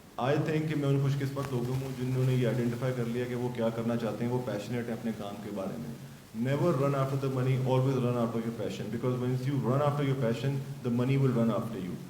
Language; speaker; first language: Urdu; native; Urdu